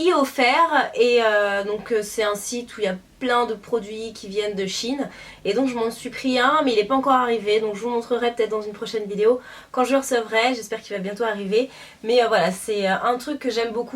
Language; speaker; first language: French; native; French